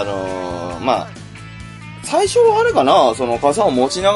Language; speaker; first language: Japanese; native; Japanese